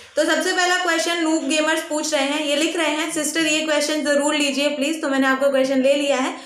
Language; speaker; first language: Hindi; native; Hindi